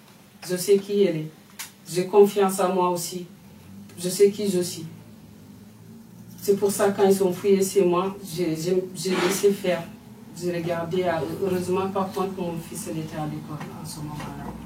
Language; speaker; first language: French; non-native, fluent; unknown